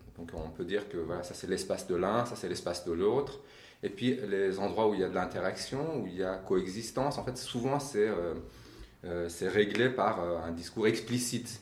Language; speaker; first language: French; non-native, fluent; Persian